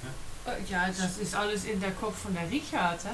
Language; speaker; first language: German; non-native, fluent; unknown